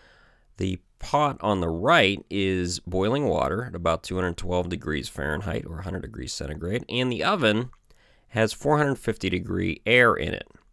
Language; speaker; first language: English; native; English